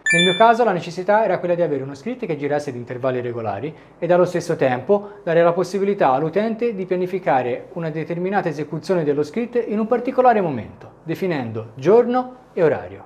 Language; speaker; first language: Italian; native; Italian